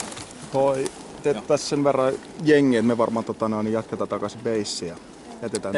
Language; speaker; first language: Finnish; native; Finnish